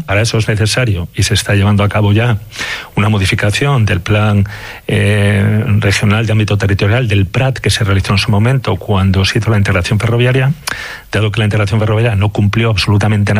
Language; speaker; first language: Spanish; native; Spanish